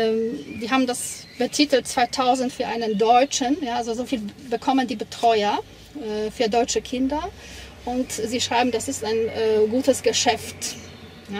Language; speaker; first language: German; non-native, fluent; Polish